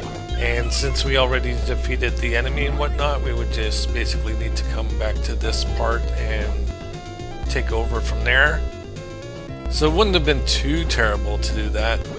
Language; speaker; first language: English; native; English